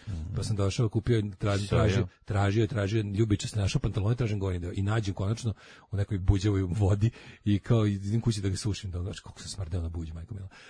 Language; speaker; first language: Serbian; native; Serbian